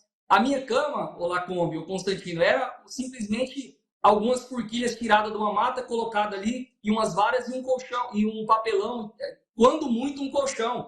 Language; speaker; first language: Portuguese; native; Portuguese